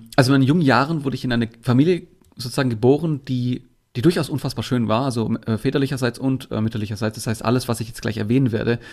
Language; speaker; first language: German; native; German